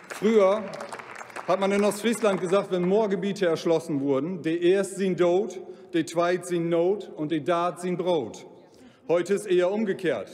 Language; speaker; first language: German; non-native, local second language; Low German